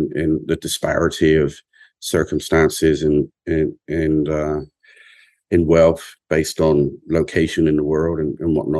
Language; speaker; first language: English; native; English